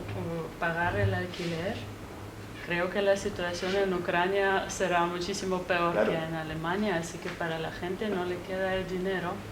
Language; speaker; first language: Spanish; non-native, fluent; German